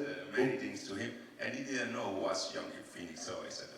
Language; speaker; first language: English; non-native, learner; Italian